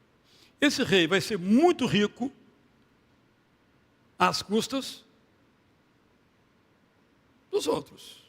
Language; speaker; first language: Portuguese; native; Portuguese